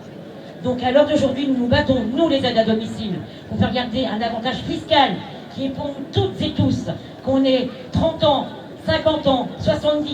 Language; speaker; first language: French; native; French